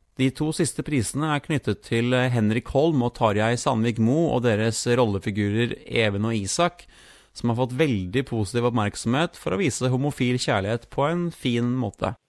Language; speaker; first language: Norwegian; native; Norwegian